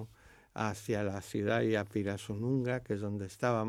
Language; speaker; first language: Spanish; native; Spanish